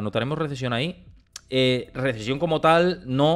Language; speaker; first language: Spanish; native; Spanish